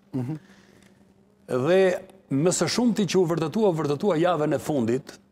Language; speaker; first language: Albanian; native; Albanian